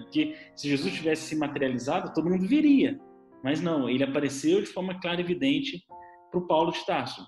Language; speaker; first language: Portuguese; native; Portuguese